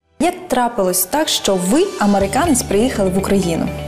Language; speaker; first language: Ukrainian; native; Ukrainian